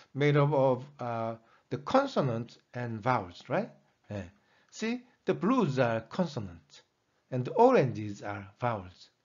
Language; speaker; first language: English; non-native, fluent; Korean